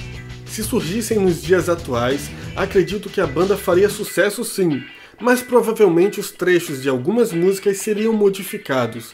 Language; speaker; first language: Portuguese; native; Portuguese